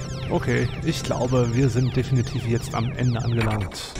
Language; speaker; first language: German; native; German